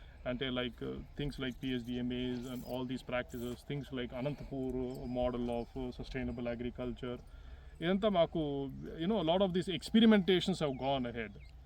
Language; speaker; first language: English; non-native, local second language; Telugu